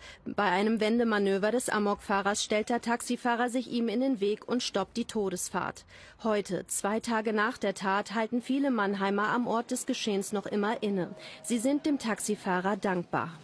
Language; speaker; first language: German; native; German